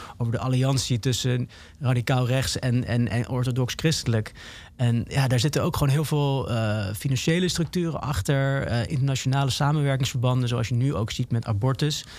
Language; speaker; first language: Dutch; native; Dutch